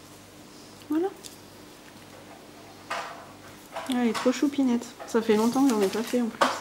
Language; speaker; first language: French; native; French